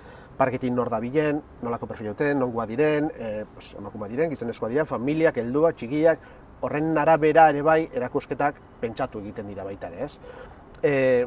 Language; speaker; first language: Basque; native; Basque